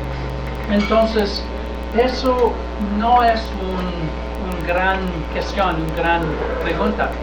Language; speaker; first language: Spanish; non-native, learner; English